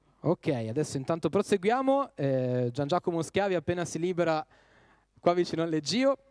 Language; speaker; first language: Italian; native; Italian